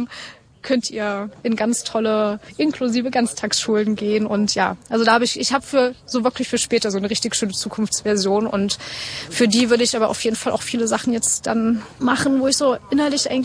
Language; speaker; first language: German; native; German